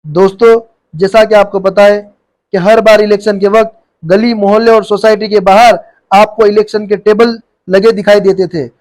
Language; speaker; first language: Hindi; non-native, local second language; Gujarati